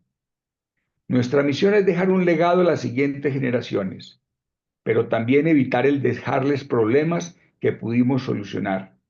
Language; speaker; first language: Spanish; native; Spanish